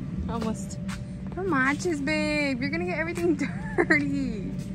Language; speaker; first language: English; early bilingual, other home language; Spanish